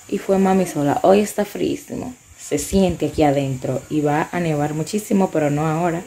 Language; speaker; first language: Spanish; native; Spanish